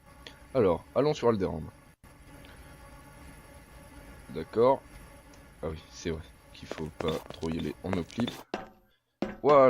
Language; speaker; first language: French; native; French